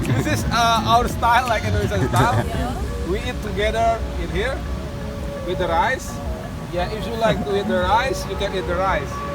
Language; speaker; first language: English; non-native, learner; Indonesian